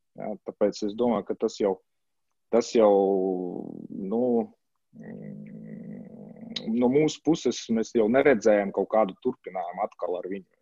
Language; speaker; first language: Latvian; non-native, local second language; Russian